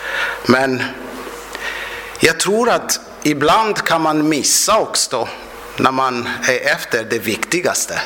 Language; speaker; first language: Swedish; non-native, fluent; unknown